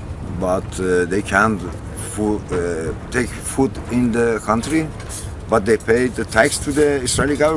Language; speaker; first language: English; non-native, learner; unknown